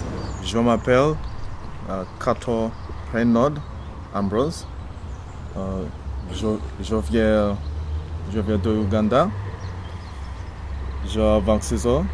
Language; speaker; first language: French; non-native, learner; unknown